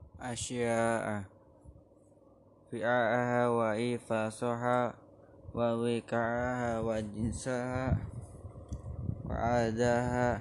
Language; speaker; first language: Arabic; non-native, learner; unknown